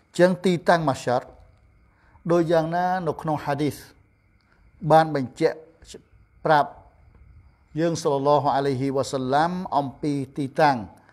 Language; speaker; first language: Khmer; non-native, local second language; Eastern Cham